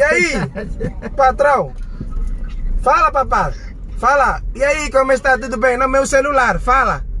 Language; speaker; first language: Portuguese; non-native, learner; Indonesian